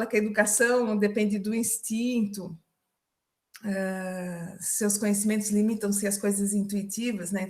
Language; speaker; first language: Portuguese; native; Portuguese